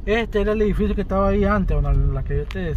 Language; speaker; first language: Spanish; native; Spanish